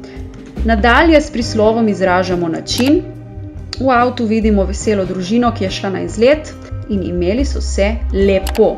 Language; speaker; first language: Slovenian; native; Slovenian